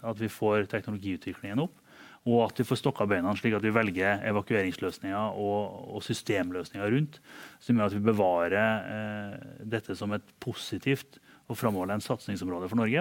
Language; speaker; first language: Norwegian; native; Norwegian